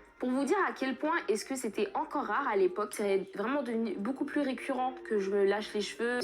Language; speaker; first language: French; early bilingual, other home language; Fula